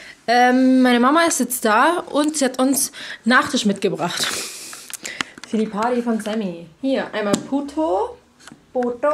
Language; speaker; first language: German; native; German